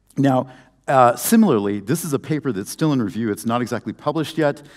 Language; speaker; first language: English; native; English